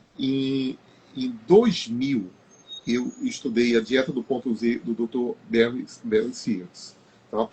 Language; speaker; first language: Portuguese; native; Portuguese